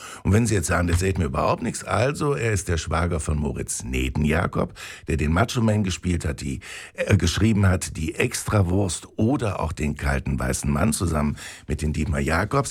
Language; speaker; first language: German; native; German